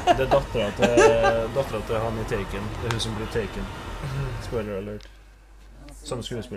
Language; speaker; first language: Norwegian; native; Norwegian